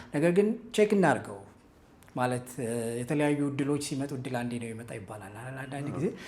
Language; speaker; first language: Amharic; native; Amharic